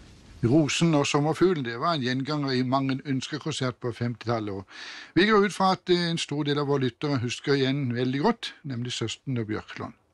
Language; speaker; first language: Norwegian; native; Norwegian